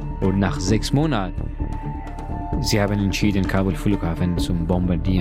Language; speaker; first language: German; non-native, learner; Persian